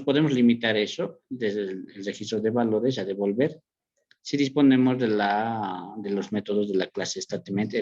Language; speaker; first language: Spanish; native; Spanish